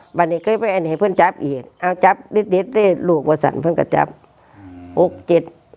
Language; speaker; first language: Thai; native; Thai